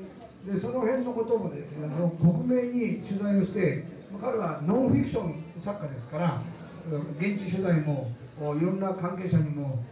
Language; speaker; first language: Japanese; native; Japanese